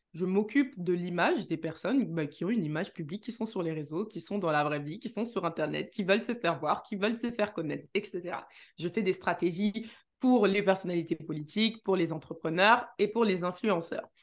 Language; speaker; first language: French; native; French